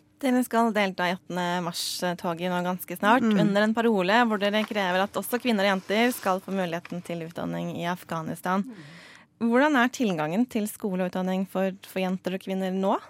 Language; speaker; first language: Norwegian; native; Norwegian